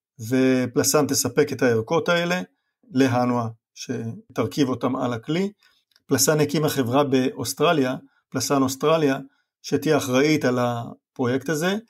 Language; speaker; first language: Hebrew; native; Hebrew